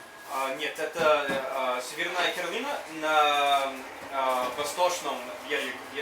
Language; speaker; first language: Russian; non-native, fluent; English